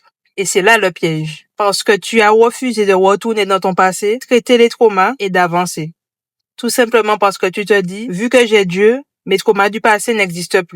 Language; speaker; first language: French; native; French